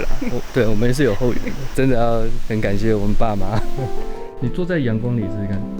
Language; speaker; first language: Chinese; native; Chinese